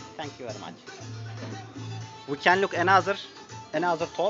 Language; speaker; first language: English; non-native, learner; Turkish